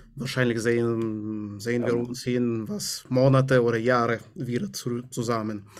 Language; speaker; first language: German; non-native, learner; Romanian